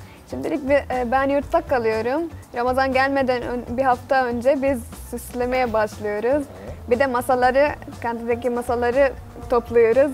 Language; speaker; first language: Turkish; non-native, fluent; Arabic